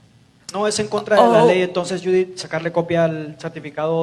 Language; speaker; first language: Spanish; native; Spanish